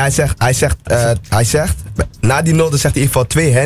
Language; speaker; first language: Dutch; early bilingual, other home language; Turkish